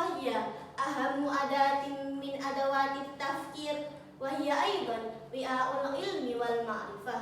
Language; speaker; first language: Arabic; non-native, learner; Indonesian